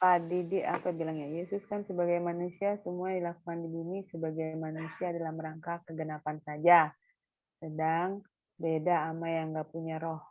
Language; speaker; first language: Indonesian; native; Indonesian